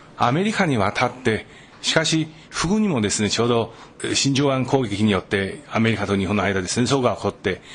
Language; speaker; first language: Japanese; non-native, fluent; Chinese